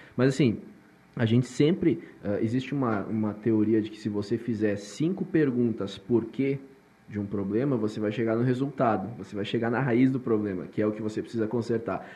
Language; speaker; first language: Portuguese; native; Portuguese